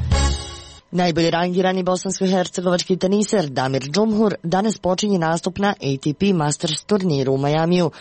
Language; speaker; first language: Croatian; native; Croatian